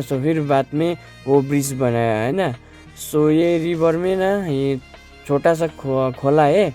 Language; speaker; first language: Hindi; non-native, local second language; Nepali